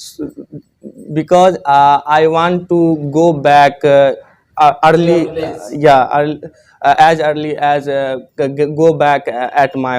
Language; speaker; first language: English; non-native, learner; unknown